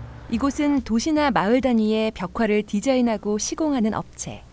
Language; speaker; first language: Korean; native; Korean